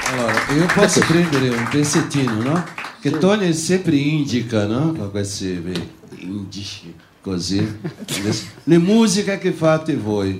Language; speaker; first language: Italian; non-native, fluent; Portuguese